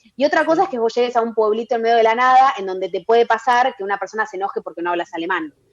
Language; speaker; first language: Spanish; native; Spanish